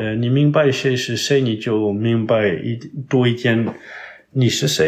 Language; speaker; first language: Chinese; non-native, fluent; French